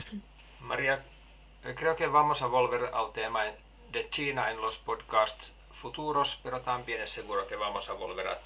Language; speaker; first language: Spanish; non-native, fluent; Finnish